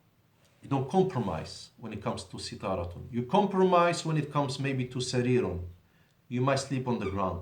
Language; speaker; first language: English; non-native, fluent; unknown